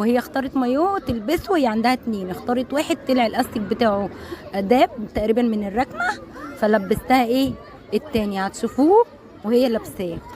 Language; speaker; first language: Arabic; native; Arabic